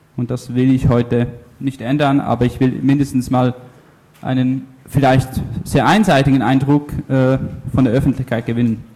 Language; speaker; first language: German; early bilingual, other home language; Italian